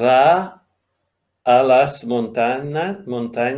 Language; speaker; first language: Spanish; non-native, learner; English